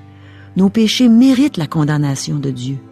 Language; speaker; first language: French; native; French